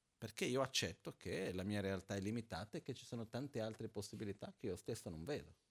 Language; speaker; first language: Italian; non-native, fluent; Portuguese